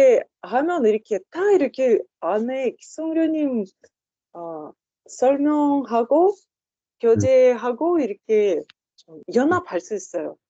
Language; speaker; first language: Korean; non-native, learner; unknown